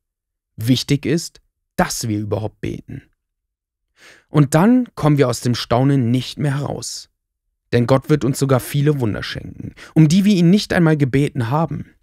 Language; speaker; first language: German; native; German